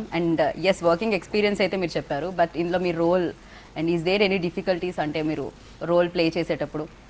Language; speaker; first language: Telugu; native; Telugu